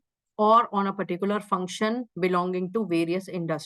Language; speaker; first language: English; non-native, local second language; Hindi